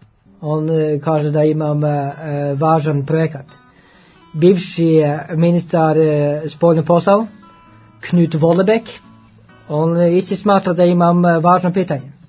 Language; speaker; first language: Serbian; non-native, learner; Norwegian